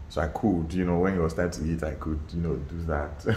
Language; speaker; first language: English; non-native, local second language; Yoruba